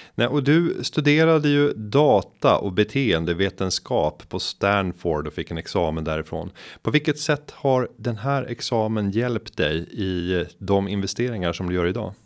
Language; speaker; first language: Swedish; native; Swedish